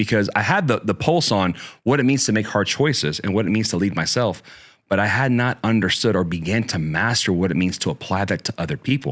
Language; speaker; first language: English; native; English